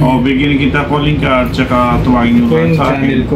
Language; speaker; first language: Filipino; non-native, learner; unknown